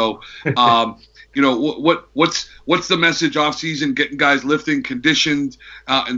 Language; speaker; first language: English; native; English